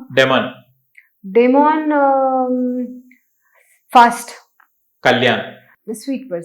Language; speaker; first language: Telugu; non-native, learner; Hindi